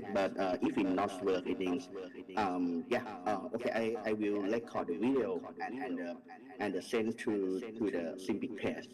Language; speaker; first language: English; non-native, learner; Thai